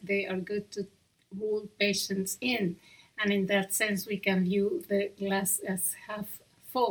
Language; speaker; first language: English; non-native, fluent; Spanish